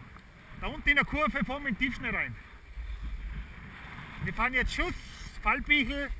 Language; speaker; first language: German; native; German